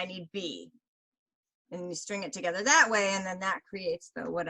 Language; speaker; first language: English; native; English